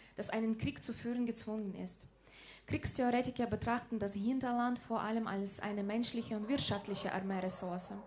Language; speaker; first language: German; non-native, fluent; Ukrainian